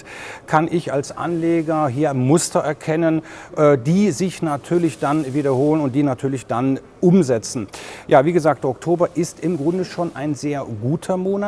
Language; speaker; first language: German; native; German